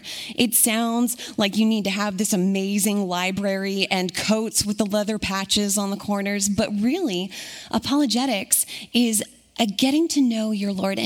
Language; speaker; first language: English; native; English